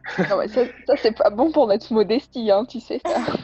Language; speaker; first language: French; native; French